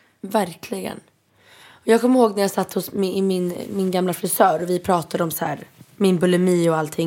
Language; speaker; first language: Swedish; native; Swedish